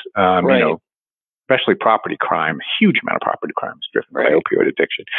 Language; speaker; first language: English; native; English